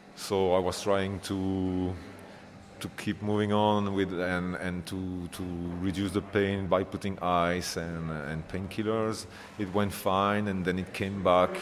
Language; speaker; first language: English; non-native, fluent; French